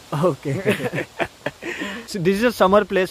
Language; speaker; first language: English; non-native, fluent; Hindi